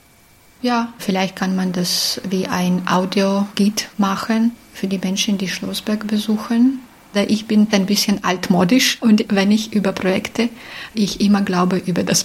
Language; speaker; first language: German; non-native, fluent; Belarusian